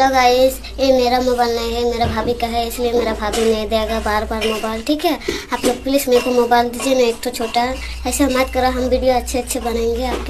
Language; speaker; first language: Hindi; non-native, local second language; Odia